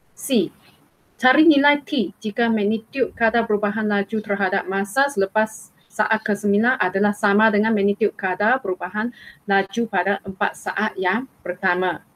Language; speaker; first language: Malay; non-native, local second language; Chinese